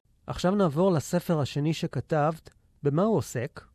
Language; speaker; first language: Hebrew; native; Hebrew